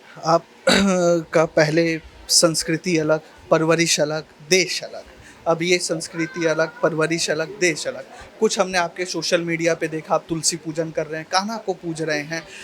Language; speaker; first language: Hindi; native; Hindi